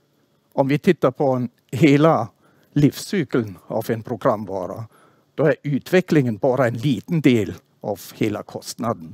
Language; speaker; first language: Swedish; non-native, fluent; German